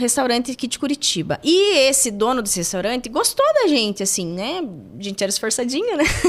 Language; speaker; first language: Portuguese; native; Portuguese